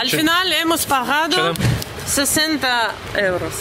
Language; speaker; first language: Spanish; non-native, learner; Russian